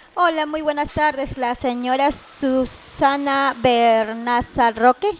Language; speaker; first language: Spanish; native; Spanish